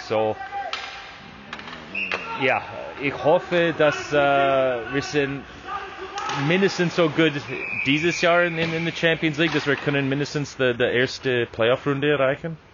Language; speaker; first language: German; non-native, learner; English